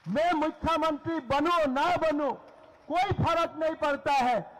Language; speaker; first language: Hindi; non-native, local second language; Assamese